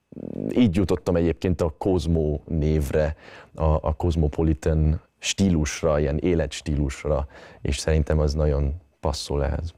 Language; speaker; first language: Hungarian; early bilingual, other home language; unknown